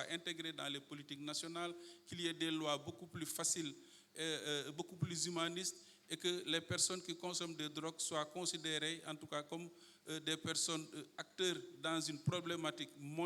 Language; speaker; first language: French; non-native, local second language; Wolof